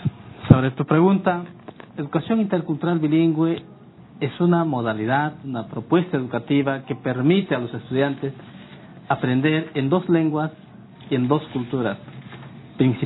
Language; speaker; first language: Spanish; non-native, local second language; Quechua